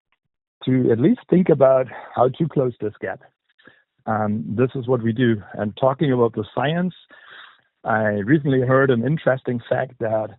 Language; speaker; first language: English; non-native, fluent; German